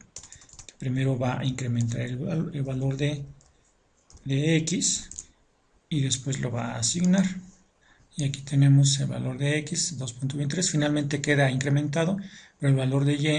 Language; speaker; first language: Spanish; native; Spanish